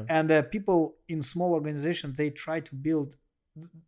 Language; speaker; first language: English; non-native, learner; Russian